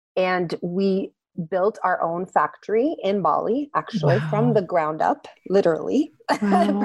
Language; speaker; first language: English; early bilingual, other home language; Turkish